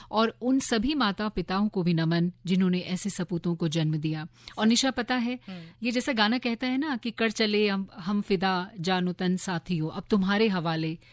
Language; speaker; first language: Hindi; native; Hindi